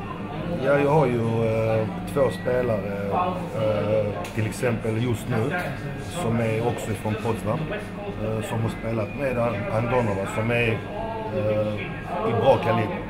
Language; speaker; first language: Swedish; early bilingual, other home language; Macedonian